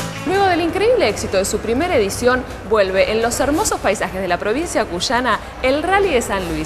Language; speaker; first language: Spanish; native; Spanish